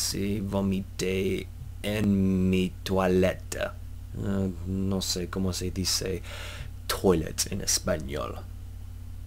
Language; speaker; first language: Spanish; non-native, learner; English